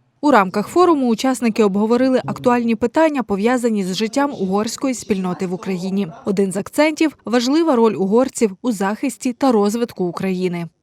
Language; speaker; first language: Ukrainian; native; Ukrainian